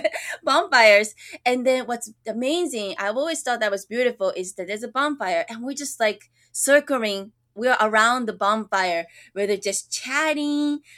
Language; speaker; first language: English; early bilingual, other home language; Japanese